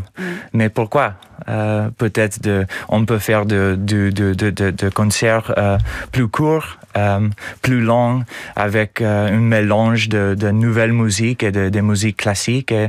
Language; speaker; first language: French; non-native, learner; English